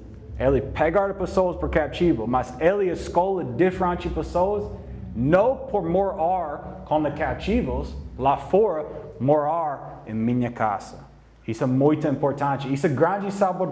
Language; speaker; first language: Portuguese; non-native, learner; English